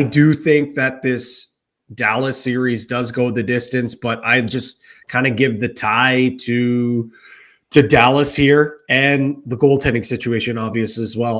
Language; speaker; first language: English; native; English